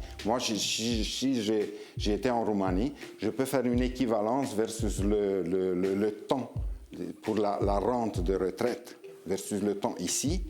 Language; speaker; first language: French; non-native, fluent; Romanian